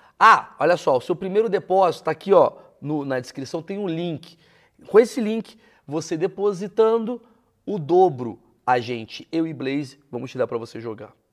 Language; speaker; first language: Portuguese; native; Portuguese